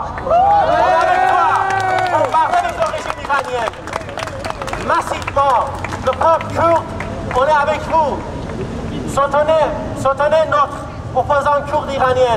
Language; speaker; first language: French; non-native, fluent; Kurdish